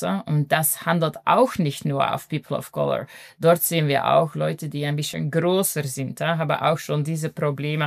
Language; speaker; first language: German; non-native, fluent; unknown